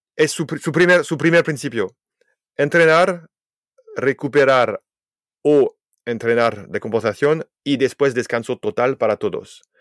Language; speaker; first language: Spanish; non-native, fluent; French